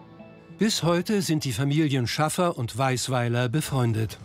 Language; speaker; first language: German; native; German